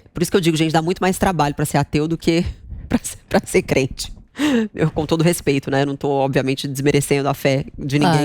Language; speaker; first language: Portuguese; native; Portuguese